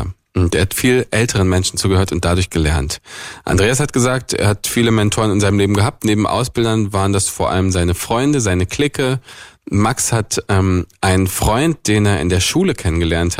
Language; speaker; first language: German; native; German